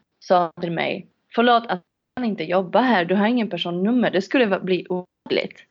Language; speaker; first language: Swedish; non-native, fluent; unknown